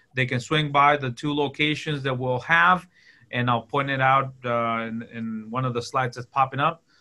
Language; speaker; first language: English; early bilingual, other home language; Spanish